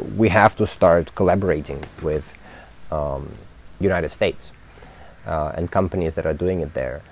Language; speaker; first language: English; native; English